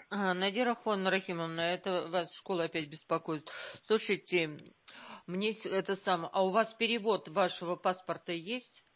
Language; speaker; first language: Russian; native; Russian